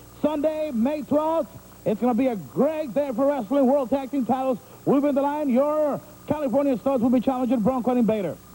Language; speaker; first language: English; non-native, fluent; Spanish